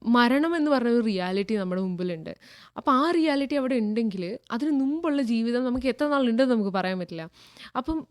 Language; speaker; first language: Malayalam; native; Malayalam